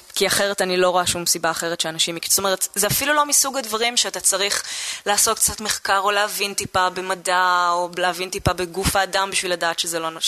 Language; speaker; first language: Hebrew; native; Hebrew